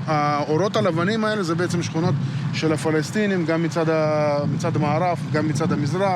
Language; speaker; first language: Hebrew; native; Hebrew